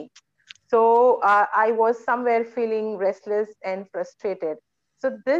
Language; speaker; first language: English; non-native, local second language; Konkani